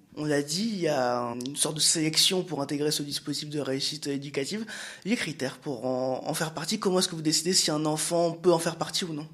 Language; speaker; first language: French; native; French